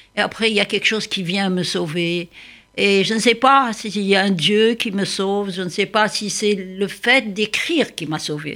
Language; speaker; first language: French; non-native, local second language; Arabic